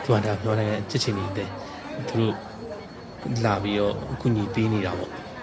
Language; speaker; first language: Burmese; native; Burmese